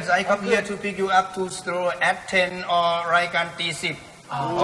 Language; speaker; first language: English; non-native, learner; Thai